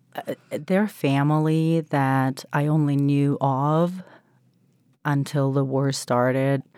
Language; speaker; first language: English; non-native, fluent; Ukrainian